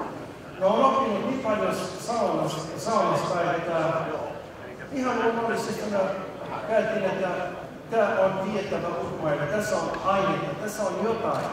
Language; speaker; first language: Finnish; non-native, fluent; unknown